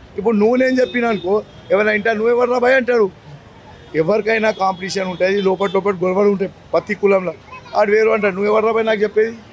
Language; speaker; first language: Telugu; non-native, local second language; Gujarati